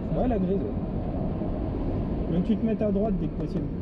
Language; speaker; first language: French; native; French